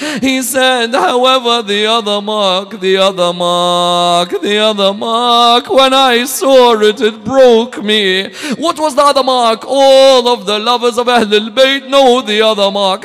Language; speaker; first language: English; native; English